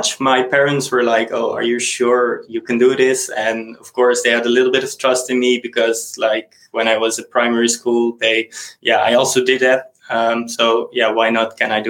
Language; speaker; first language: English; non-native, fluent; Dutch